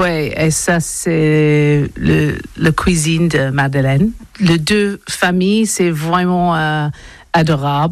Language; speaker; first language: French; non-native, learner; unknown